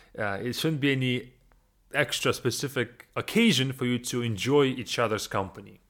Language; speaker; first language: English; non-native, fluent; Russian